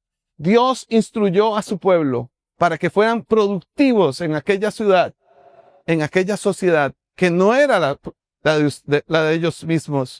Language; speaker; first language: Spanish; native; Spanish